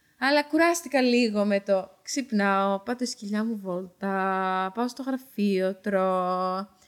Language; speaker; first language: Greek; early bilingual, heritage; Dutch